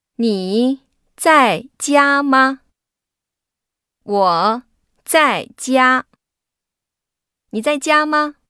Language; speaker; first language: Chinese; non-native, learner; Korean